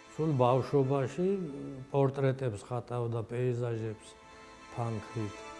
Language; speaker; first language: Georgian; non-native, local second language; Svan